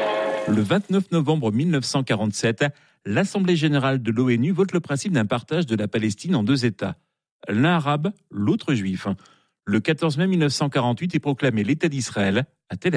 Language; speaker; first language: French; native; French